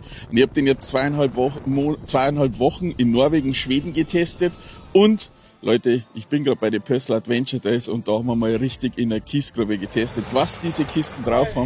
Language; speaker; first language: German; native; German